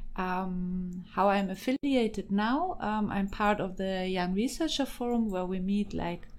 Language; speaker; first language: English; non-native, fluent; German